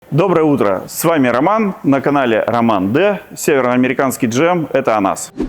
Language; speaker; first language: Russian; native; Russian